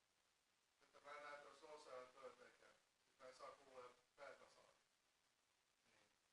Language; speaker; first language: Finnish; non-native, learner; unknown